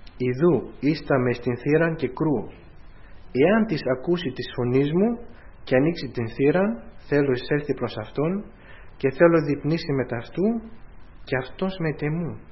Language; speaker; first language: Greek; early bilingual, heritage; Greek